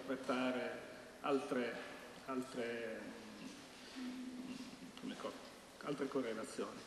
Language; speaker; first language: Italian; native; Italian